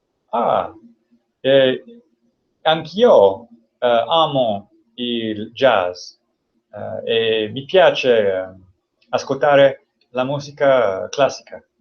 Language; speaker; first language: Italian; non-native, learner; English